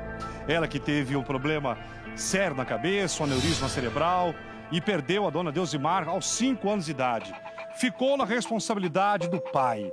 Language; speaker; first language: Portuguese; native; Portuguese